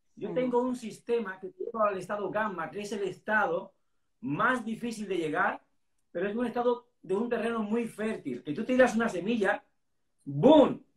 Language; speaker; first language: Spanish; native; Spanish